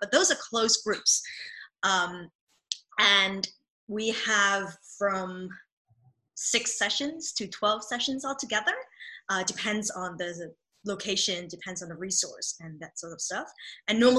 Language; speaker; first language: English; non-native, local second language; Cantonese